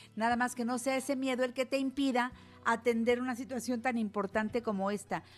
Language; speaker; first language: Spanish; native; Spanish